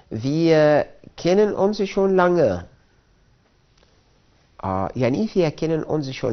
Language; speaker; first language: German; non-native, fluent; Arabic